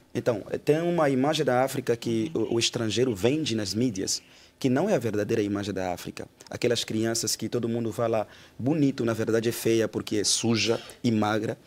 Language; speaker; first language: Portuguese; non-native, fluent; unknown